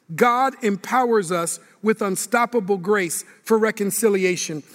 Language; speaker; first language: English; native; English